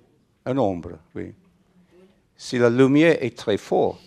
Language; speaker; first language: French; non-native, fluent; English